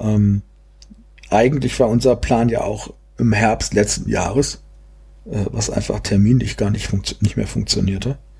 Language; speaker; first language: German; native; German